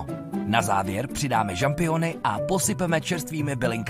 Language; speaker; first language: Czech; native; Czech